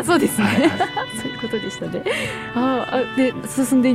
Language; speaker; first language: Japanese; native; Japanese